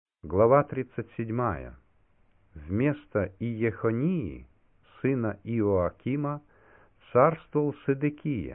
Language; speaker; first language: Russian; native; Russian